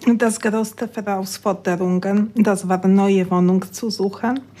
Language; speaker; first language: German; non-native, learner; Polish